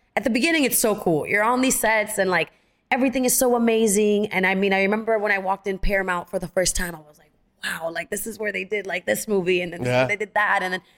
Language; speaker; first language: English; early bilingual, other home language; Spanish